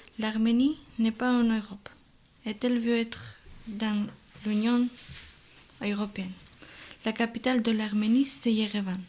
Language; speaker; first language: French; non-native, learner; Armenian